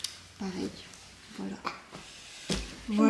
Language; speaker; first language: French; native; French